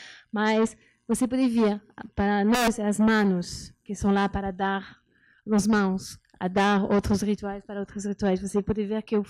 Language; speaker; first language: Portuguese; non-native, learner; French